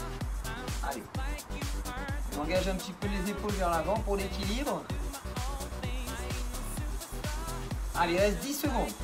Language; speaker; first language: French; native; French